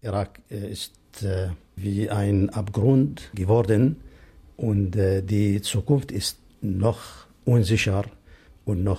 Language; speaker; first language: German; non-native, fluent; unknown